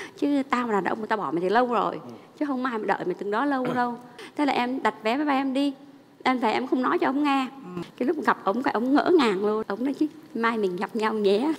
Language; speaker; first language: Vietnamese; early bilingual, heritage; Vietnamese